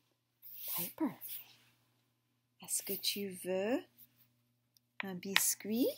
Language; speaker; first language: French; non-native, fluent; English